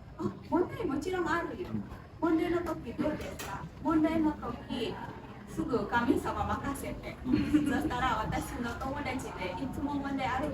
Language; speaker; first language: Japanese; non-native, learner; Indonesian